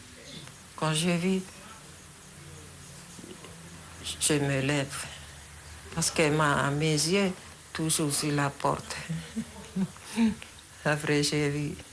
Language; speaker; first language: French; non-native, local second language; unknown